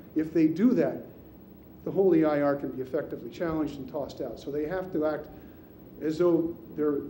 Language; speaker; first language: English; native; English